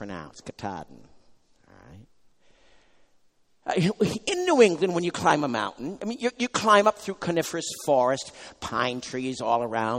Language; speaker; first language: English; native; English